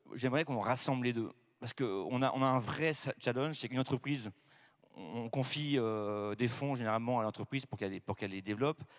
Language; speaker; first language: French; native; French